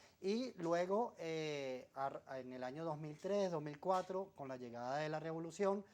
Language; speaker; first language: Spanish; native; Spanish